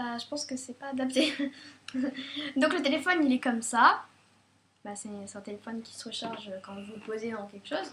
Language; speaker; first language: French; native; French